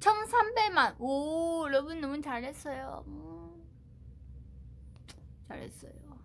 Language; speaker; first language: Korean; non-native, fluent; Chinese